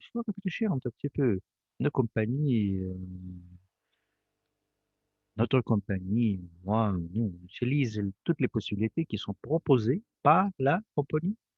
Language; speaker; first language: French; non-native, fluent; Russian